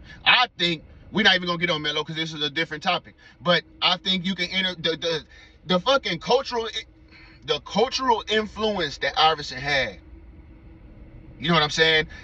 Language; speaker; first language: English; native; English